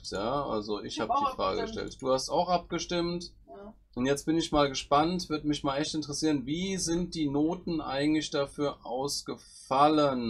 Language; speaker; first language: German; native; German